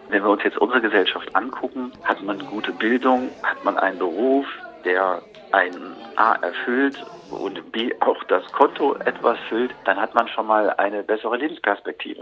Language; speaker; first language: German; native; German